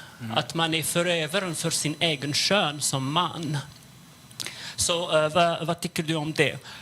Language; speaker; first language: Swedish; non-native, fluent; Arabic